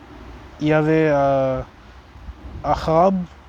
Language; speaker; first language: French; non-native, learner; English